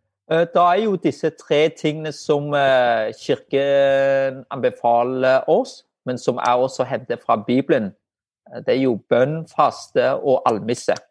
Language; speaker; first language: Norwegian; non-native, fluent; Vietnamese